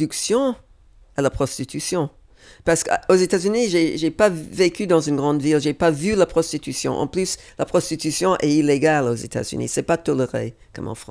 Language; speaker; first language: French; non-native, fluent; English